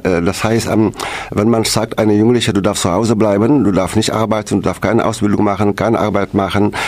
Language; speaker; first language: German; non-native, learner; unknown